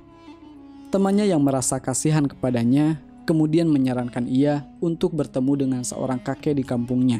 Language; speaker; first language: Indonesian; native; Indonesian